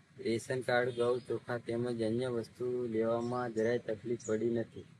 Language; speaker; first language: Gujarati; native; Gujarati